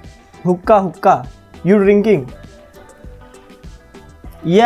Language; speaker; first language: English; non-native, local second language; Hindi